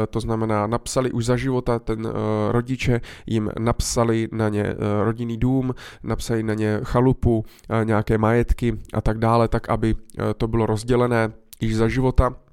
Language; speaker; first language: Czech; native; Czech